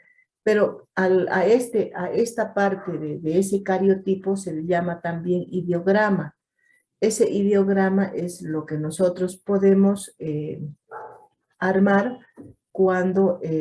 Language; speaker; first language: Spanish; native; Spanish